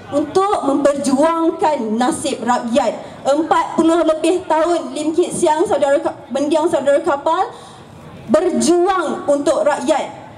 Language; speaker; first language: Malay; native; Malay